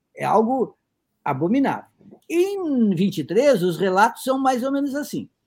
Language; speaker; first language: Portuguese; native; Portuguese